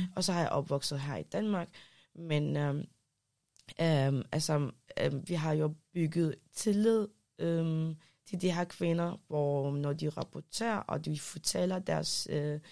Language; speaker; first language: Danish; early bilingual, other home language; Arabic